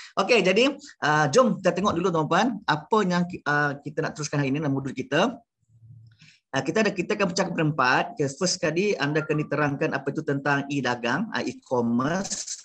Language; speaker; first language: Malay; native; Malay